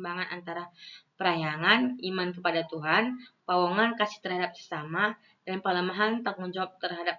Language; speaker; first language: Indonesian; non-native, local second language; Balinese